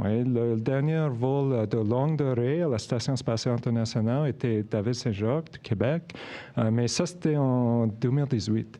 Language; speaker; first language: French; non-native, local second language; English